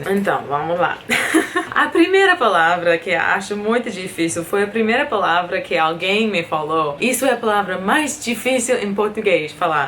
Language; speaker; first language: Portuguese; non-native, fluent; English